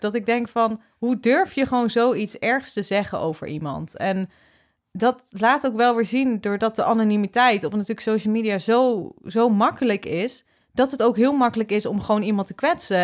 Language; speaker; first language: Dutch; native; Dutch